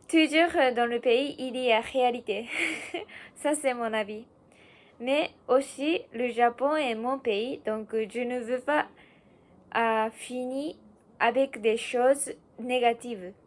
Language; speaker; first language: French; non-native, learner; Japanese